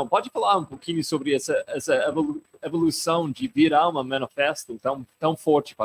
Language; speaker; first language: Portuguese; non-native, fluent; English